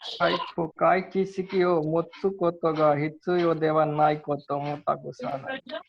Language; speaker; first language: Japanese; non-native, learner; Hindi